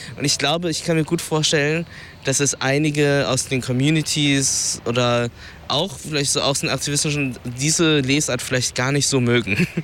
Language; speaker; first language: German; early bilingual, other home language; Vietnamese